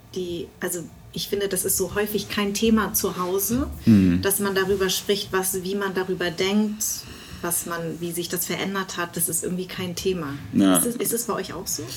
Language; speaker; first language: German; native; German